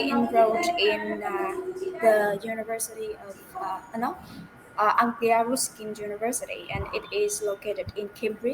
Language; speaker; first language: English; non-native, fluent; Vietnamese